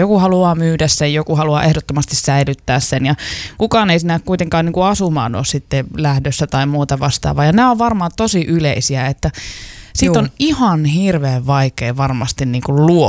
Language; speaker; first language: Finnish; native; Finnish